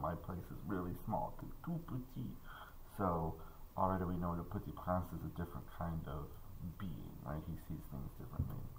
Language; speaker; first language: English; native; English